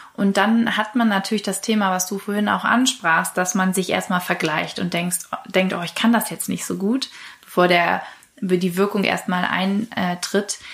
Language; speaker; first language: German; native; German